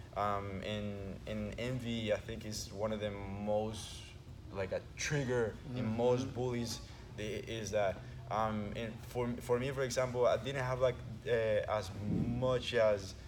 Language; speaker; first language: English; early bilingual, other home language; Spanish